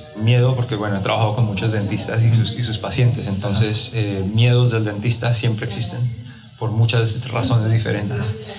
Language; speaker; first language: Spanish; native; Spanish